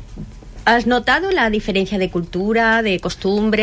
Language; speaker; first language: Spanish; native; Spanish